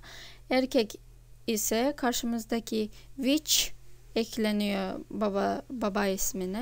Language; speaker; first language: Turkish; non-native, fluent; Russian